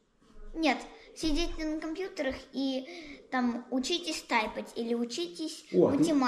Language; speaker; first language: Russian; early bilingual, heritage; Russian